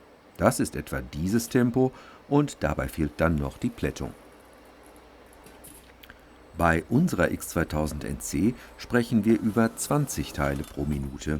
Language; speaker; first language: German; native; German